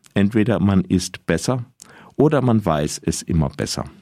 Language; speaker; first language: German; native; German